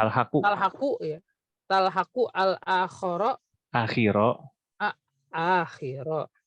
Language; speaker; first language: Arabic; non-native, learner; Indonesian